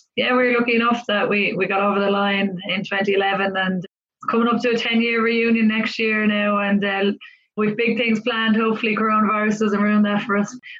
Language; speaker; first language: English; native; English